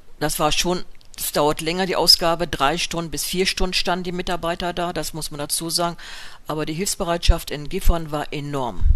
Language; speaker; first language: German; native; German